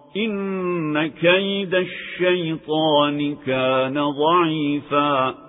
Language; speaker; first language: Arabic; non-native, fluent; Turkish